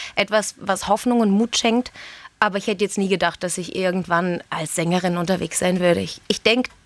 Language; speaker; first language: German; native; German